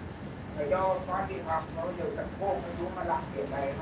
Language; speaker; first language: Vietnamese; native; Vietnamese